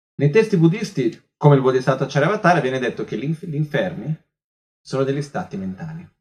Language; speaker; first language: Italian; non-native, fluent; Portuguese